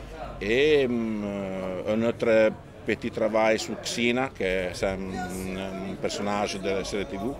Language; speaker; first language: French; non-native, fluent; Italian